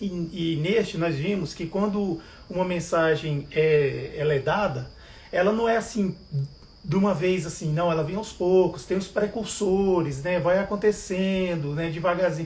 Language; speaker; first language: Portuguese; native; Portuguese